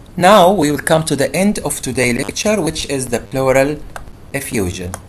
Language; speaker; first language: English; non-native, fluent; Arabic